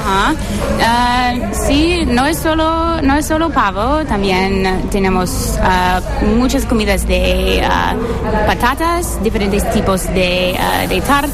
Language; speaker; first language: Spanish; non-native, fluent; English